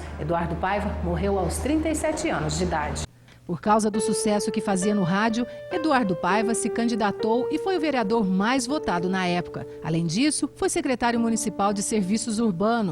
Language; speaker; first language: Portuguese; native; Portuguese